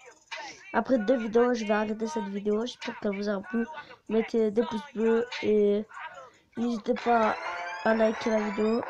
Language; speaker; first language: French; native; French